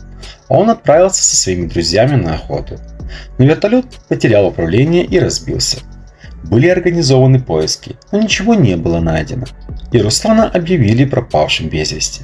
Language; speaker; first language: Russian; native; Russian